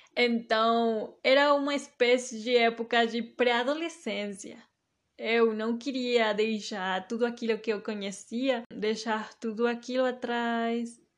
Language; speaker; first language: Portuguese; early bilingual, heritage; Portuguese